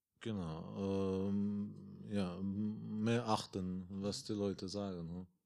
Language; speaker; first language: German; non-native, learner; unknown